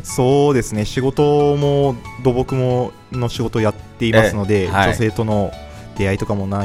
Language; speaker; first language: Japanese; early bilingual, other home language; Portuguese